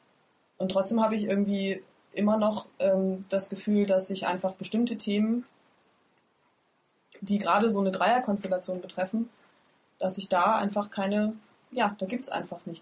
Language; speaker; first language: German; native; German